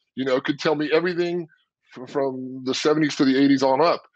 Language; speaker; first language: English; native; English